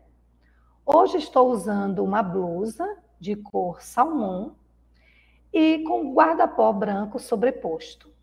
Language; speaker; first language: Portuguese; native; Portuguese